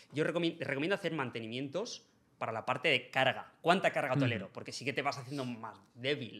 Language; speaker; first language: Spanish; native; Spanish